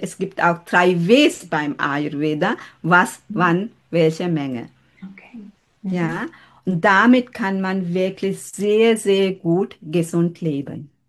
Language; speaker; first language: German; non-native, fluent; Sinhala